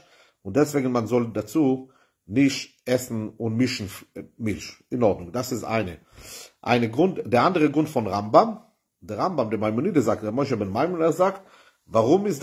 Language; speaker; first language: German; non-native, fluent; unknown